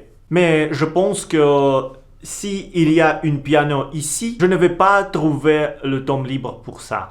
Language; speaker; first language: French; non-native, learner; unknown